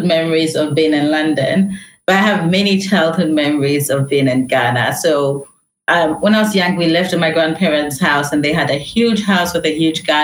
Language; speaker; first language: English; non-native, local second language; Akan